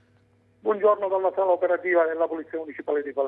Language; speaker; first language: Italian; native; Italian